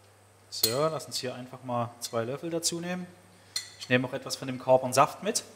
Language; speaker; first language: German; native; German